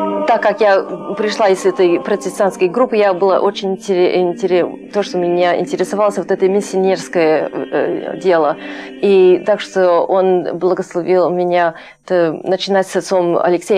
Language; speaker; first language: Russian; non-native, fluent; English